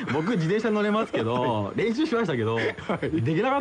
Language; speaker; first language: Japanese; native; Japanese